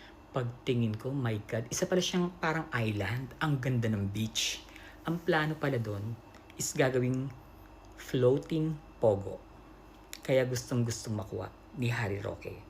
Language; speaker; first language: Filipino; native; Filipino